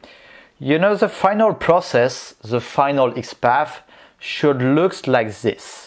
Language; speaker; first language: English; non-native, fluent; French